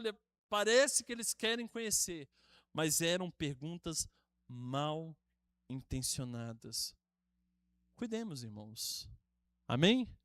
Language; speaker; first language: Portuguese; native; Portuguese